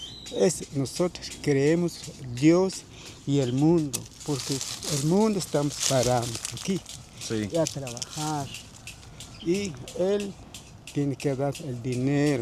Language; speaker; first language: Spanish; non-native, local second language; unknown